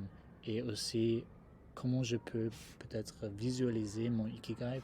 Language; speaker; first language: French; non-native, fluent; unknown